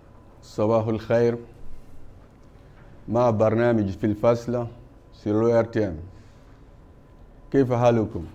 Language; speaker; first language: Arabic; non-native, fluent; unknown